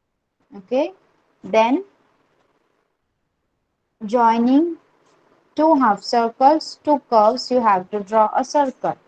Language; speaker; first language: English; non-native, local second language; Marathi